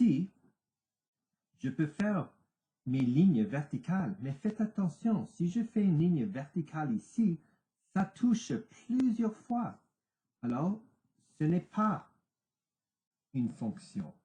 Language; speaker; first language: French; non-native, local second language; English